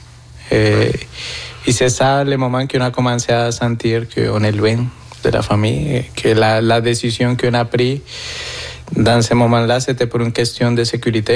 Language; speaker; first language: French; non-native, fluent; Spanish